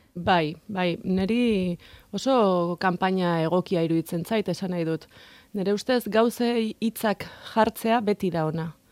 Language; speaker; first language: Basque; non-native, local second language; Spanish